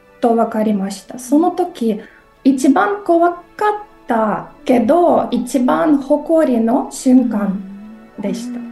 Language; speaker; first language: Japanese; non-native, fluent; Ukrainian